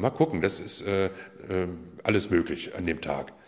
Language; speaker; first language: German; native; German